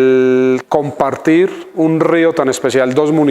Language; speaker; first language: Spanish; native; Spanish